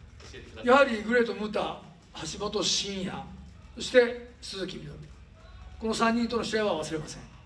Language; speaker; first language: Japanese; native; Japanese